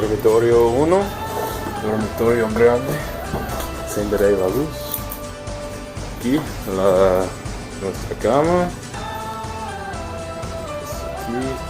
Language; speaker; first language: Spanish; non-native, learner; English